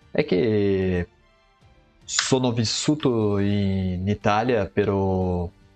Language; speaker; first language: Italian; non-native, learner; Portuguese